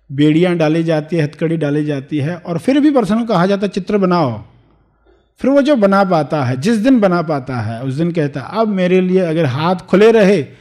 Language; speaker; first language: Hindi; native; Hindi